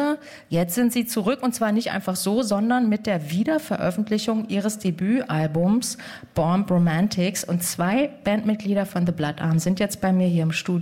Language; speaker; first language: German; native; German